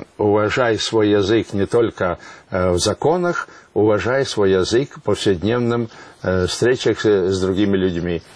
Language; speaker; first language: Russian; non-native, local second language; Latvian